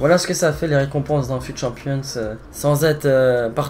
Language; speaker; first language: French; native; French